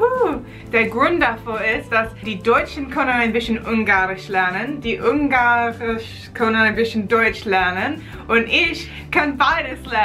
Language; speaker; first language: German; non-native, learner; English